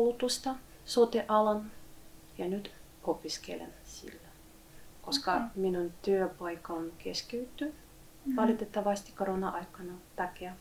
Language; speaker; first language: Finnish; non-native, fluent; Russian